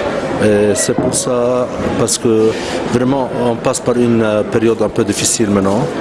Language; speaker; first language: French; non-native, local second language; Arabic